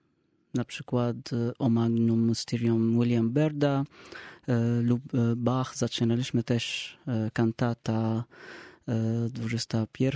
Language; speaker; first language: Polish; non-native, learner; Arabic